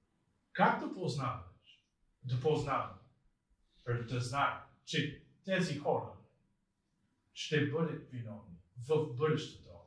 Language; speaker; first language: Bulgarian; non-native, fluent; English